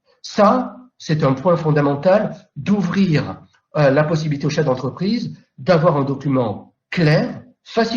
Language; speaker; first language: French; native; French